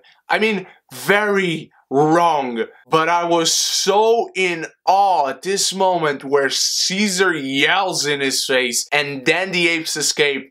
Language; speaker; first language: English; non-native, fluent; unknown